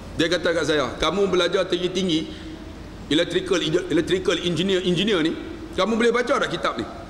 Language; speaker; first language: Malay; native; Malay